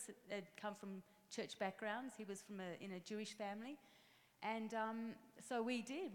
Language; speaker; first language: English; native; English